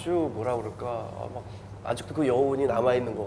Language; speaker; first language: Korean; native; Korean